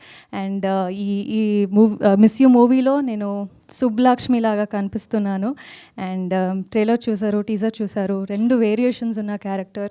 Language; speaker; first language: Telugu; non-native, fluent; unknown